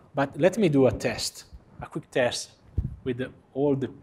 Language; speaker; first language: English; non-native, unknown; Italian